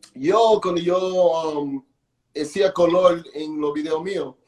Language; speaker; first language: Spanish; early bilingual, heritage; Spanish